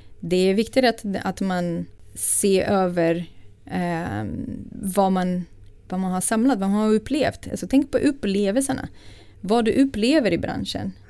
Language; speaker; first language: Swedish; non-native, fluent; Portuguese